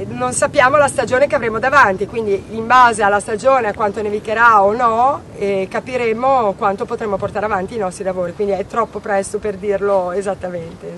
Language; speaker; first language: Italian; native; Italian